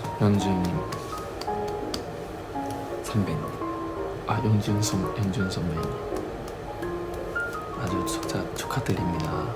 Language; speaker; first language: Korean; non-native, fluent; Chinese